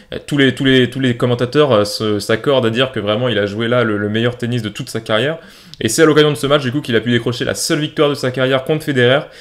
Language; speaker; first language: French; native; French